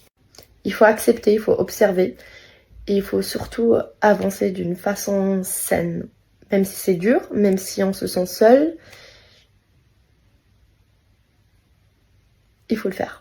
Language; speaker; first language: French; native; French